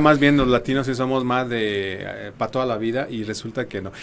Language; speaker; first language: Spanish; native; Spanish